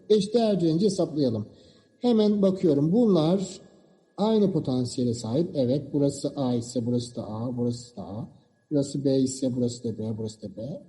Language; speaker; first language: Turkish; native; Turkish